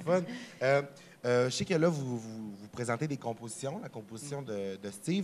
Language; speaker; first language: French; native; French